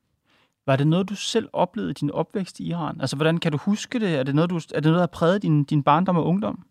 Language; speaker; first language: Danish; native; Danish